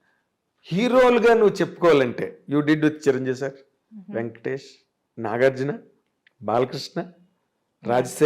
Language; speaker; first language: Telugu; native; Telugu